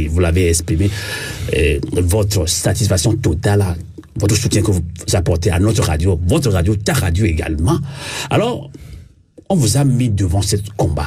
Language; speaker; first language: French; non-native, local second language; Ewe